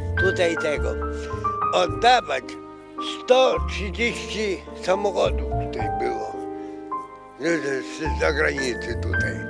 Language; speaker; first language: Polish; non-native, local second language; Ukrainian